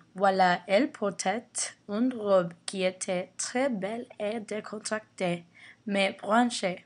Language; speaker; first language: French; non-native, learner; English